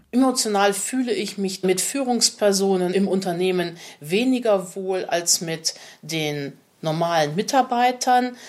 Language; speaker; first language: German; native; German